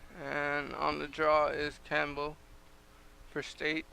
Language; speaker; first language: English; native; English